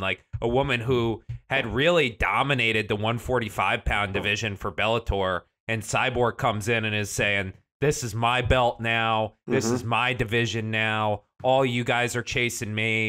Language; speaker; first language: English; native; English